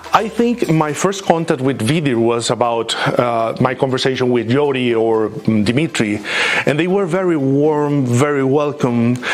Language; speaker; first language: English; non-native, fluent; Spanish